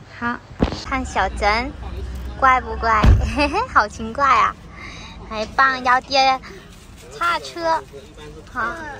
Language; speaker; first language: Chinese; non-native, fluent; Vietnamese